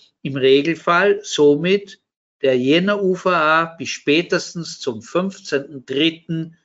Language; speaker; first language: German; native; German